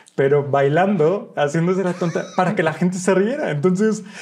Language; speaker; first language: Spanish; early bilingual, heritage; Spanish